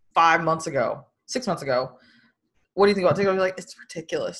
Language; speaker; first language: English; native; English